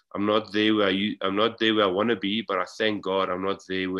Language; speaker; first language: English; non-native, local second language; Afrikaans